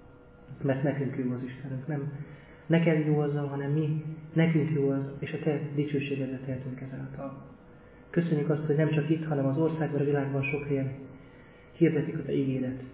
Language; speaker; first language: Hungarian; native; Hungarian